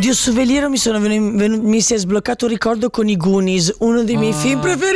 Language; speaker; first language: Italian; native; Italian